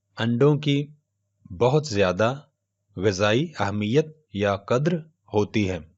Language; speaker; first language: Urdu; non-native, local second language; Punjabi